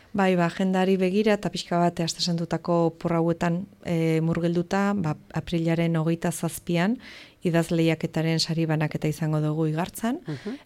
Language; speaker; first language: Basque; native; Basque